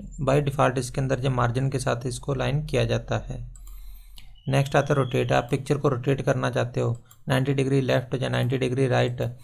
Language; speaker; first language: Hindi; non-native, local second language; Punjabi